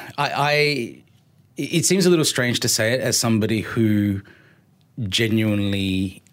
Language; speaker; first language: English; native; English